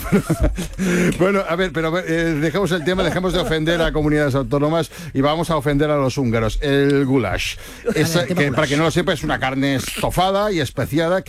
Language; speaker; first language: Spanish; native; Spanish